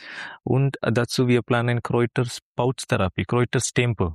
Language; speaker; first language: German; non-native, learner; Malayalam